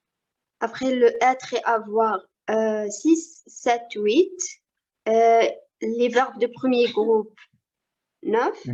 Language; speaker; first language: French; non-native, learner; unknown